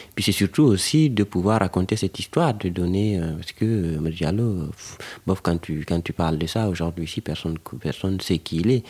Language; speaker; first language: French; non-native, local second language; Fula